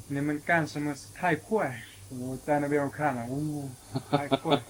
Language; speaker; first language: Chinese; non-native, learner; Lao